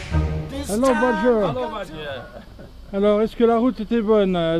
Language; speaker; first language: French; native; French